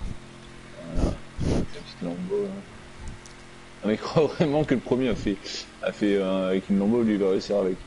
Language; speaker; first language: French; native; French